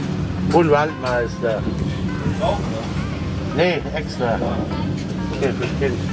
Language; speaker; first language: German; native; German